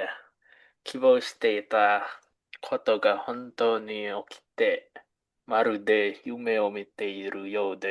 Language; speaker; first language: Japanese; non-native, learner; Indonesian